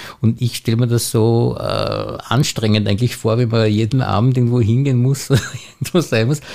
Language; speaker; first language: German; native; German